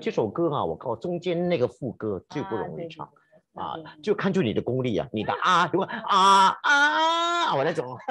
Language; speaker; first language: Chinese; native; Chinese